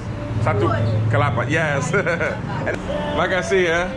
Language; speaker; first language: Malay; non-native, learner; English